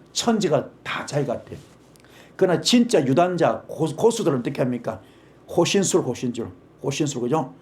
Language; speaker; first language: Korean; native; Korean